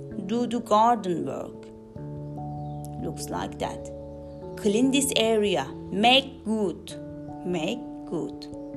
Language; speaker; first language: English; non-native, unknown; Turkish